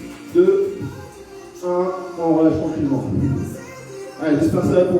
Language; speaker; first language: French; native; French